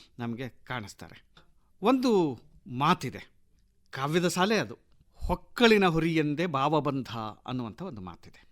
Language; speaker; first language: Kannada; native; Kannada